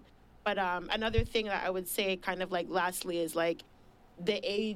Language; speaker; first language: English; native; English